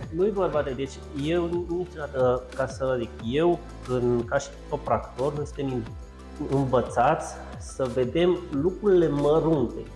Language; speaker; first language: Romanian; non-native, local second language; Hungarian